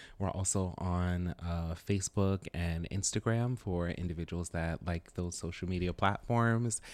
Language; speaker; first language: English; native; English